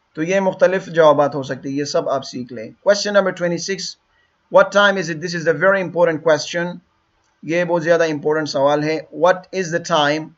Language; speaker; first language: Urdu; non-native, local second language; Pashto